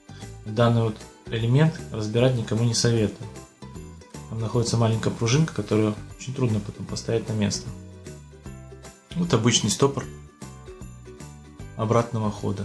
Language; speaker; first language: Russian; native; Russian